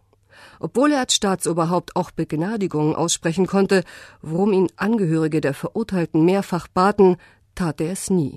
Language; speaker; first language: German; native; German